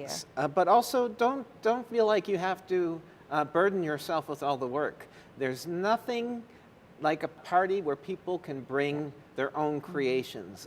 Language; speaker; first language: English; native; English